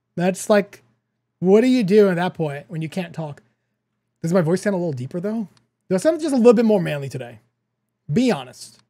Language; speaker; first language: English; native; English